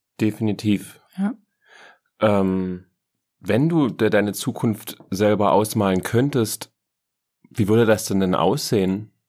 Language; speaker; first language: German; native; German